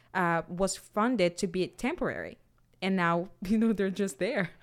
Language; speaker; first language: English; non-native, fluent; Portuguese